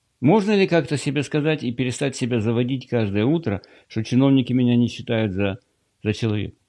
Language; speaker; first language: Russian; native; Russian